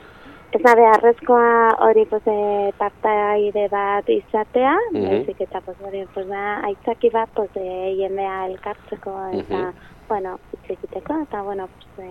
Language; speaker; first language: Basque; non-native, local second language; Spanish